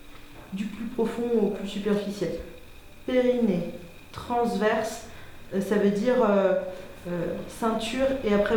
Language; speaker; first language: French; native; French